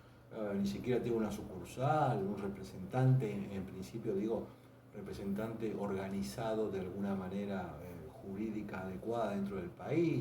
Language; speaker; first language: Spanish; native; Spanish